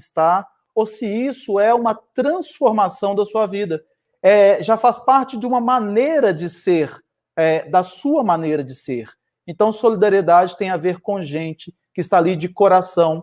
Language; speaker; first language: Portuguese; native; Portuguese